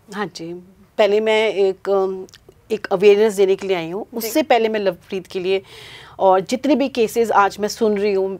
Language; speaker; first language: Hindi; non-native, local second language; Punjabi